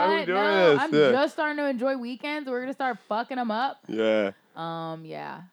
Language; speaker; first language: English; native; English